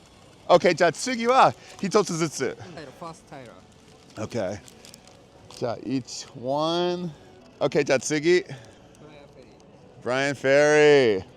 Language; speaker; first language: Japanese; non-native, learner; English